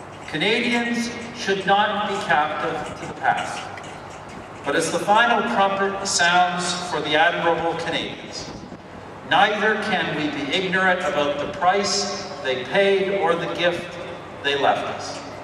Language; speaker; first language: English; native; English